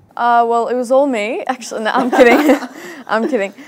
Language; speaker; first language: English; early bilingual, other home language; Arabic